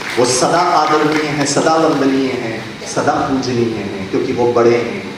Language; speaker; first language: Hindi; non-native, local second language; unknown